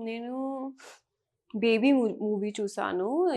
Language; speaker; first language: Telugu; non-native, learner; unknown